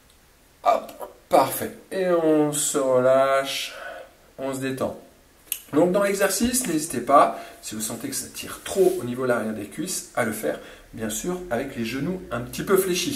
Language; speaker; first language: French; native; French